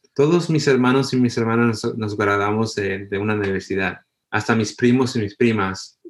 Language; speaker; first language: Spanish; early bilingual, heritage; Spanish